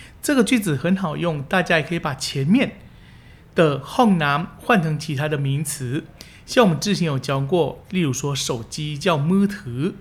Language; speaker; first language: Chinese; early bilingual, heritage; Chinese